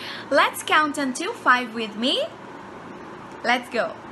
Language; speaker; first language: English; non-native, fluent; Portuguese